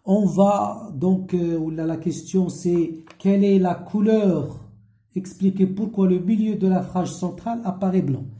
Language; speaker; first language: French; non-native, local second language; Arabic